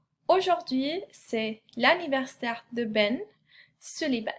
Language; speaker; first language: French; non-native, fluent; Spanish